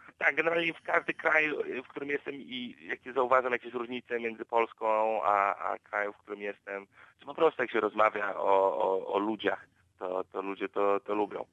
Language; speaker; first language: Polish; native; Polish